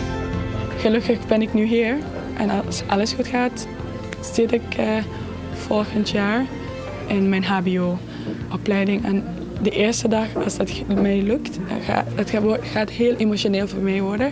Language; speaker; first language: Dutch; non-native, fluent; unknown